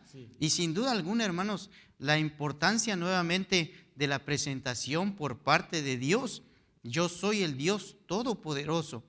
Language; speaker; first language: Spanish; native; Spanish